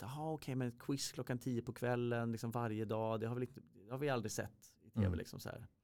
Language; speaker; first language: Swedish; native; Swedish